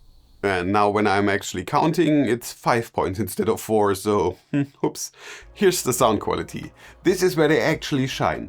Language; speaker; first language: English; non-native, fluent; German